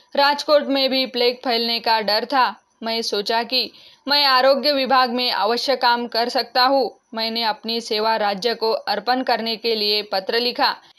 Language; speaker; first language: Hindi; non-native, local second language; Marathi